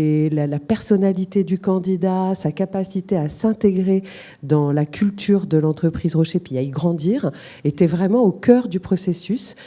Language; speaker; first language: French; native; French